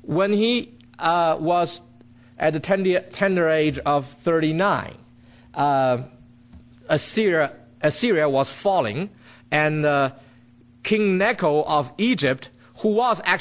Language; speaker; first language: English; non-native, fluent; Chinese